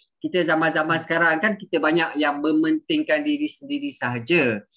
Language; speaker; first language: Malay; native; Malay